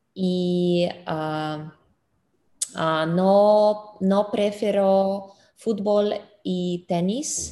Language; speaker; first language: Spanish; non-native, learner; English